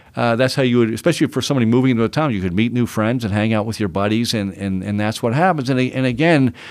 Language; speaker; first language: English; native; English